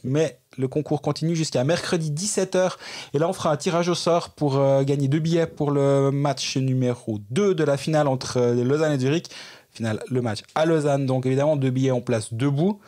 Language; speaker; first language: French; native; French